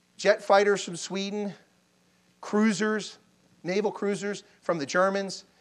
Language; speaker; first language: English; native; English